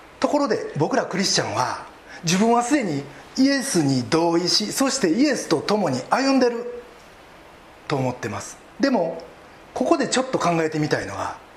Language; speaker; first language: Japanese; native; Japanese